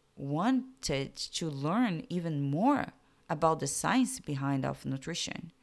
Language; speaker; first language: English; non-native, fluent; Portuguese